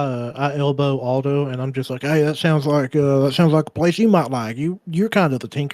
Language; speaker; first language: English; native; English